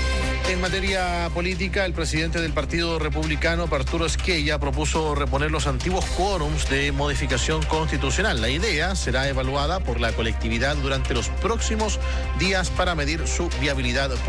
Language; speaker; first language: Spanish; native; Spanish